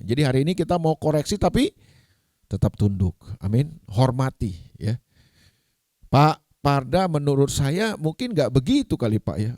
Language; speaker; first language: Indonesian; native; Indonesian